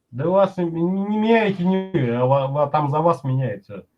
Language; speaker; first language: Russian; native; Russian